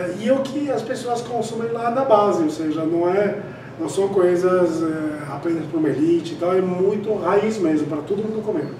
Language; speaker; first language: Portuguese; non-native, fluent; Spanish